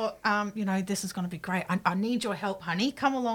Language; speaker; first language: English; native; English